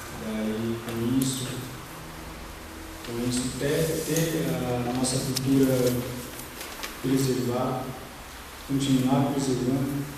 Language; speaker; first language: Portuguese; non-native, local second language; Guarani